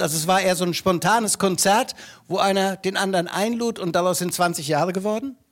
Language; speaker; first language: German; native; German